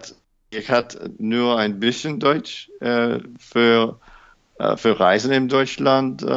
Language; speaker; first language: German; non-native, learner; English